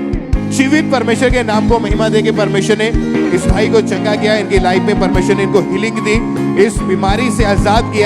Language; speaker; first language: Hindi; native; Hindi